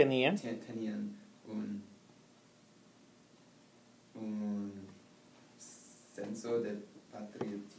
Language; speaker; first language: Spanish; non-native, learner; English